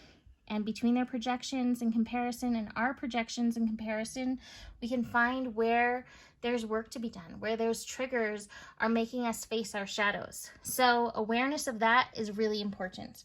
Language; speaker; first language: English; native; English